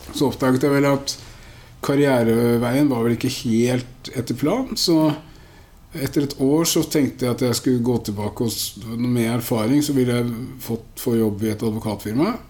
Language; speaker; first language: Norwegian; native; Norwegian